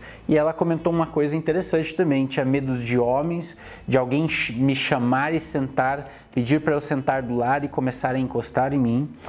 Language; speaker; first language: Portuguese; native; Portuguese